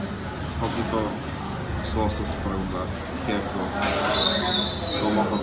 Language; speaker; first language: Spanish; non-native, learner; Malayalam